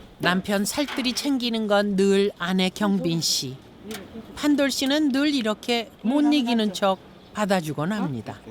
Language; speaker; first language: Korean; native; Korean